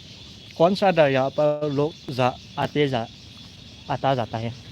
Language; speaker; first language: Hindi; non-native, local second language; Thado Chin